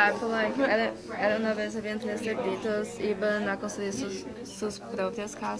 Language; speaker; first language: Spanish; non-native, learner; English